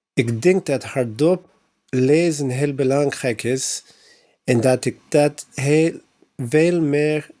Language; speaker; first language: Dutch; non-native, learner; English